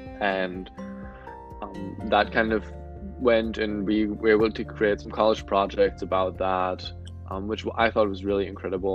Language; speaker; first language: English; non-native, fluent; German